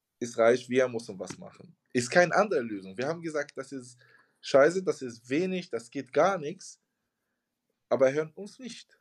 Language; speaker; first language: German; non-native, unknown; Arabic